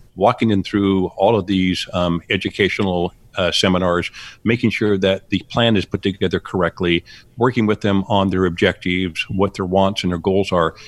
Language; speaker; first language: English; native; English